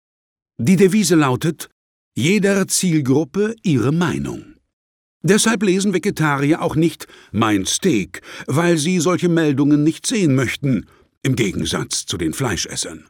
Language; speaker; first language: German; native; German